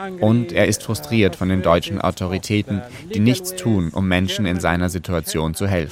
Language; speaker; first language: German; native; German